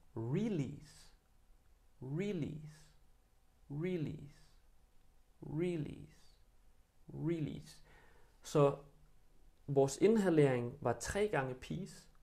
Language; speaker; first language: Danish; early bilingual, other home language; Bosnian